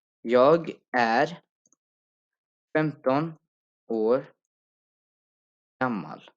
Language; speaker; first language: Swedish; non-native, fluent; Urdu